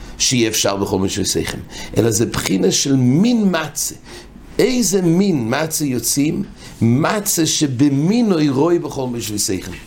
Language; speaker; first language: Hebrew; non-native, fluent; English